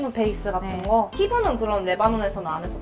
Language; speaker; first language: Korean; native; Korean